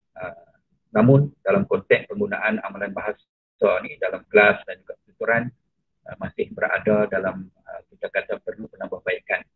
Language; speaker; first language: Malay; native; Malay